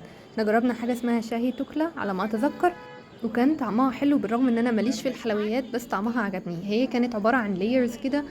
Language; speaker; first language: Arabic; native; Arabic